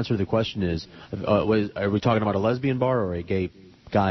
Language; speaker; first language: English; native; English